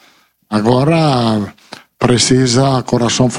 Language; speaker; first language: Portuguese; non-native, fluent; Italian